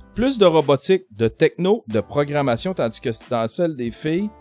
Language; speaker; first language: French; native; French